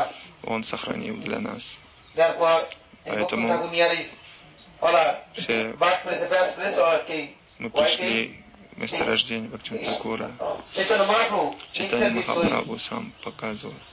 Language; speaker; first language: Russian; non-native, learner; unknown